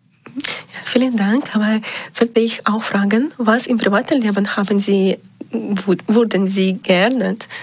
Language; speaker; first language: German; non-native, learner; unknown